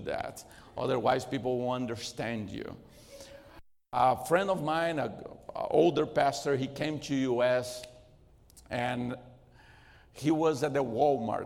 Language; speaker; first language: English; non-native, fluent; Portuguese